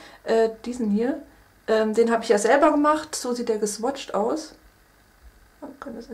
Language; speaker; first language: German; native; German